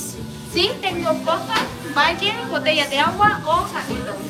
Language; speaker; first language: Spanish; native; Spanish